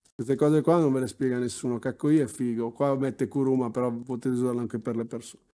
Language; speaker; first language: Italian; native; Italian